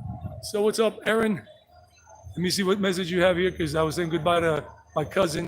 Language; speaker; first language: English; native; English